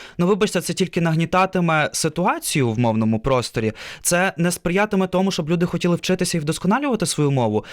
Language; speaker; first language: Ukrainian; non-native, local second language; Russian